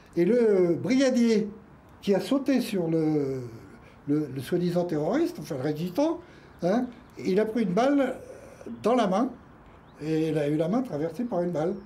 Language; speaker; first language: French; native; French